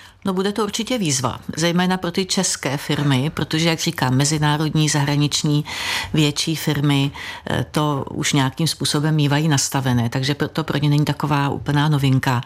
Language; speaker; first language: Czech; native; Czech